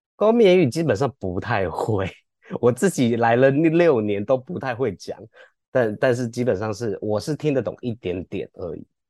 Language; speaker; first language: Chinese; native; Chinese